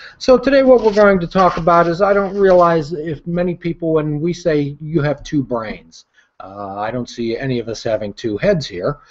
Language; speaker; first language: English; native; English